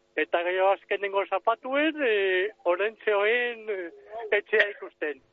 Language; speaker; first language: Basque; native; Basque